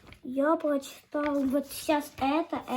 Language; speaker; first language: Russian; early bilingual, heritage; Russian